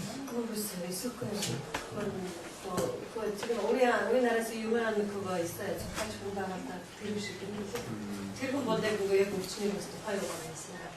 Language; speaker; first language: Korean; non-native, learner; Mongolian